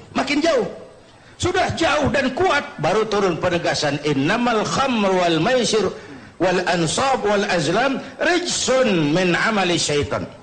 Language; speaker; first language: Indonesian; native; Indonesian